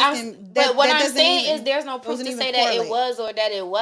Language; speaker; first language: English; native; English